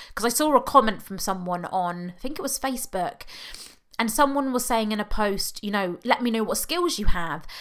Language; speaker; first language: English; native; English